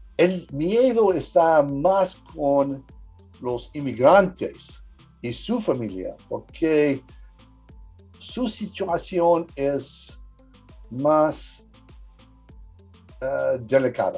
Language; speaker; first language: Spanish; early bilingual, heritage; English